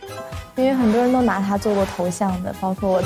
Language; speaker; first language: Chinese; native; Chinese